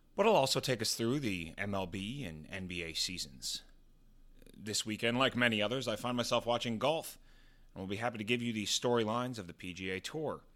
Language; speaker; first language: English; native; English